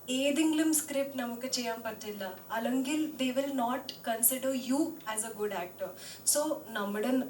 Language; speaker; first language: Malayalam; non-native, local second language; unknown